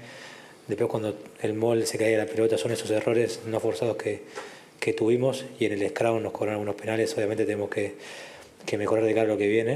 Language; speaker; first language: Spanish; native; Spanish